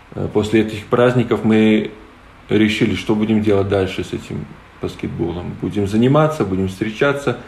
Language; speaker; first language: Russian; non-native, local second language; Polish